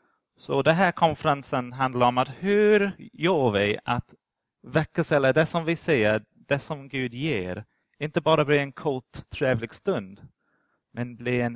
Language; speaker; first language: Swedish; non-native, fluent; English